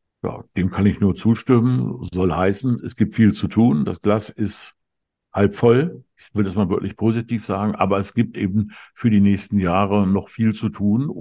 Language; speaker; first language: German; native; German